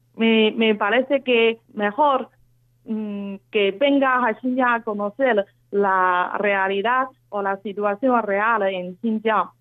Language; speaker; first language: Spanish; non-native, fluent; Chinese